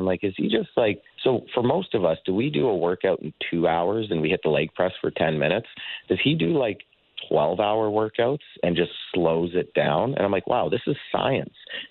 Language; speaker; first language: English; native; English